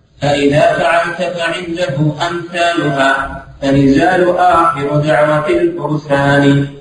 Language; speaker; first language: Arabic; native; Arabic